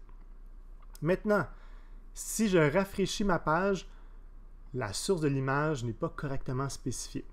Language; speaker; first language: French; native; French